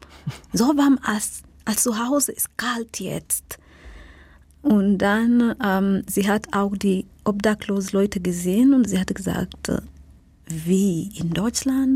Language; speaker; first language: German; non-native, fluent; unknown